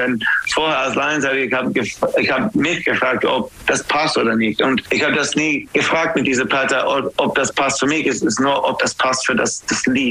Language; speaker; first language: German; non-native, learner; English